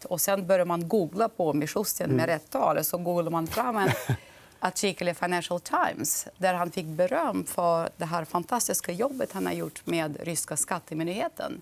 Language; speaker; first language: Swedish; non-native, fluent; Russian